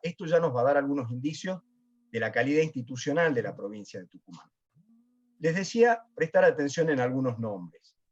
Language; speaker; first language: Spanish; native; Spanish